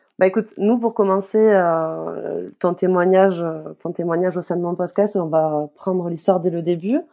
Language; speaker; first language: French; native; French